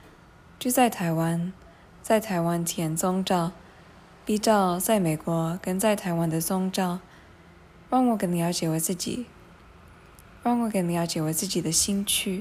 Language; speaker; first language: Chinese; non-native, fluent; English